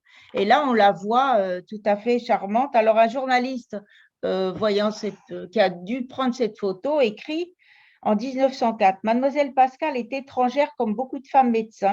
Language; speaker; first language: French; native; French